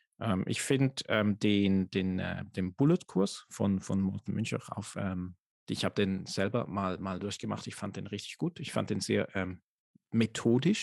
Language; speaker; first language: German; native; German